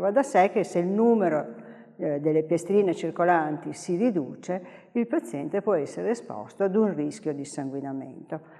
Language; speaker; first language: Italian; native; Italian